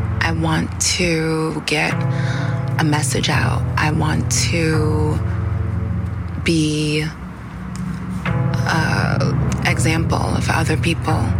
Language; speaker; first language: English; native; English